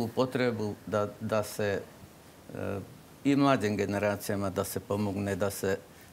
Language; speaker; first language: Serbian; non-native, local second language; Slovak